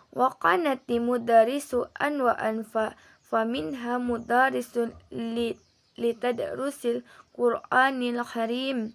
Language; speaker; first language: Arabic; non-native, learner; Indonesian